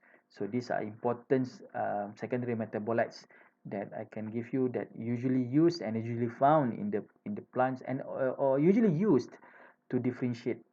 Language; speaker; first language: English; non-native, fluent; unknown